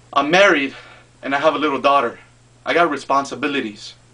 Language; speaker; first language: English; native; English